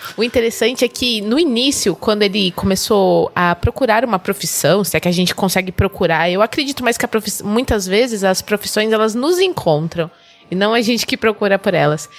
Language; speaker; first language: Portuguese; native; Portuguese